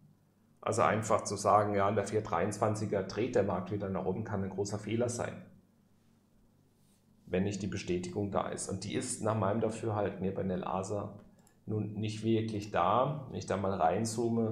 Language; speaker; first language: German; native; German